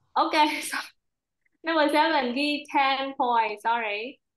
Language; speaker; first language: English; non-native, fluent; Vietnamese